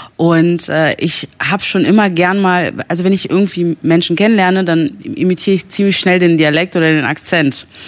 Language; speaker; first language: German; early bilingual, other home language; Italian